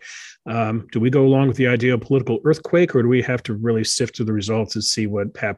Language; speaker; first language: English; native; English